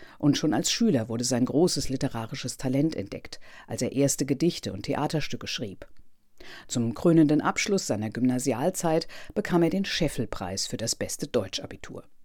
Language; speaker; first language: German; native; German